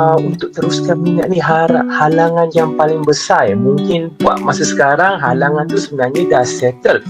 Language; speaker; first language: Malay; non-native, local second language; Chinese